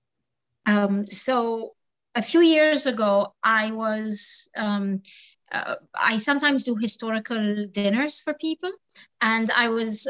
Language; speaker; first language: English; non-native, fluent; Arabic